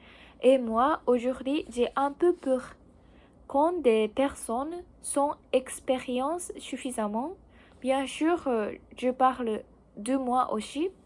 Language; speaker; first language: French; non-native, learner; Japanese